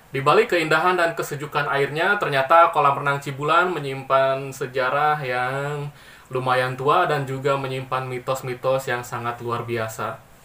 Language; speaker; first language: Indonesian; non-native, local second language; Sundanese